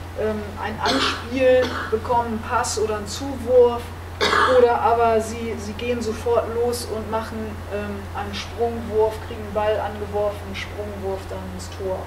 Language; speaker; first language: German; native; German